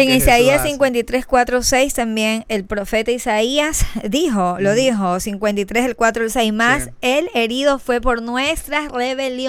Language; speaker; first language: Spanish; native; Spanish